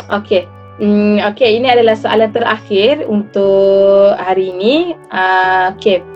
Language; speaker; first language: Malay; native; Malay